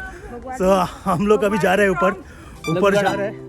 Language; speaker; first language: Hindi; non-native, local second language; Bangla